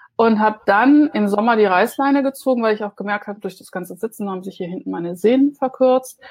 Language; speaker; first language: German; native; German